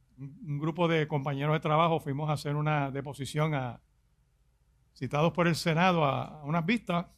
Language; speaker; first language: Spanish; native; Spanish